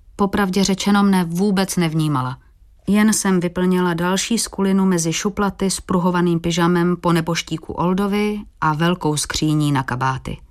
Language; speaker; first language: Czech; early bilingual, heritage; Portuguese